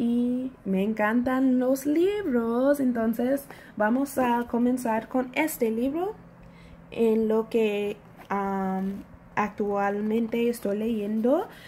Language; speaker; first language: Spanish; non-native, learner; English